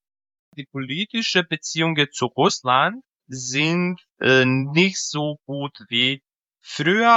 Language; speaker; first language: German; non-native, fluent; Serbian